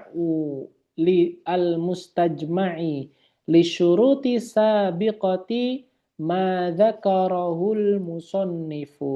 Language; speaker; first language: Arabic; non-native, fluent; Indonesian